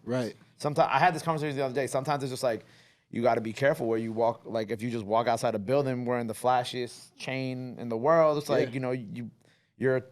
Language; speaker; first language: English; native; English